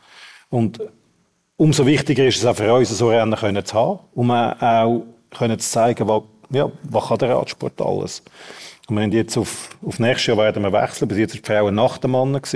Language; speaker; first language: German; native; German